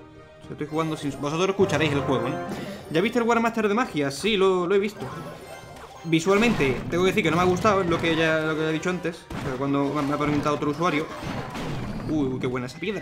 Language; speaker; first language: Spanish; native; Spanish